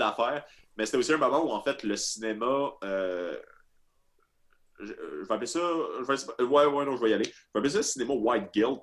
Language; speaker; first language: French; native; French